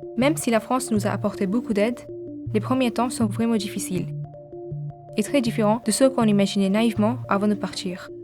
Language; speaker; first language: French; non-native, learner; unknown